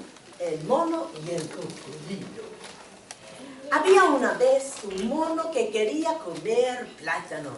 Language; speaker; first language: Spanish; non-native, learner; English